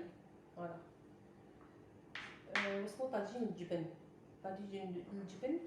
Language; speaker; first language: Arabic; native; Arabic